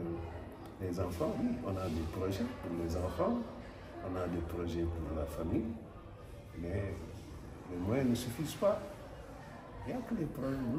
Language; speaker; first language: French; non-native, local second language; Wolof